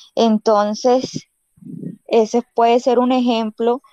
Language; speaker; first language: Spanish; non-native, local second language; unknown